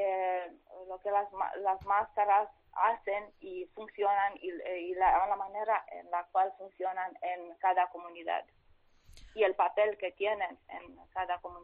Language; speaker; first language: Spanish; non-native, fluent; Romanian